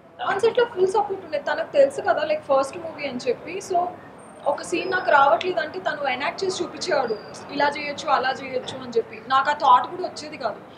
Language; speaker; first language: Telugu; non-native, local second language; Marathi